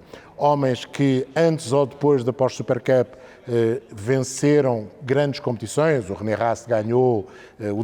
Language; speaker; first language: Portuguese; native; Portuguese